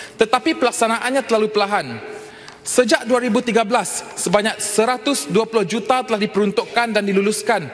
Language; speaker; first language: Malay; non-native, local second language; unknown